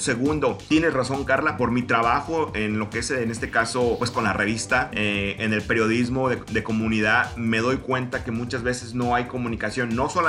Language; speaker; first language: Spanish; native; Spanish